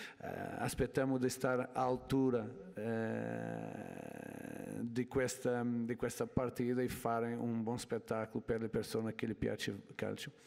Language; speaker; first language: Italian; non-native, learner; Portuguese